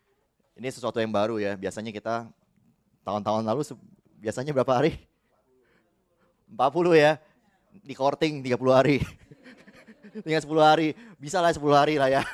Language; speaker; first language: Indonesian; native; Indonesian